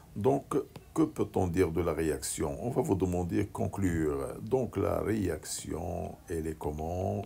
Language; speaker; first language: French; non-native, local second language; Arabic